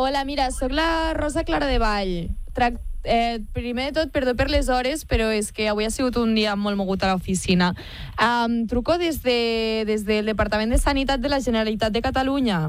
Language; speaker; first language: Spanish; non-native, local second language; Catalan